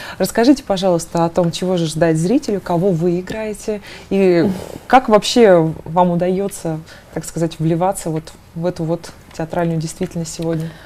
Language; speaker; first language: Russian; native; Russian